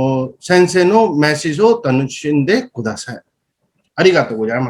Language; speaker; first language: Japanese; non-native, fluent; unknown